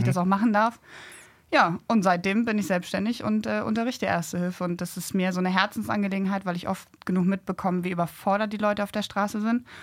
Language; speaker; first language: German; native; German